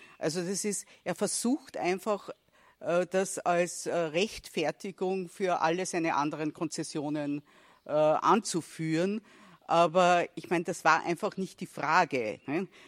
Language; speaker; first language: German; native; German